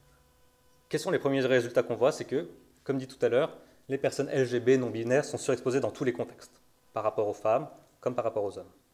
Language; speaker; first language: French; native; French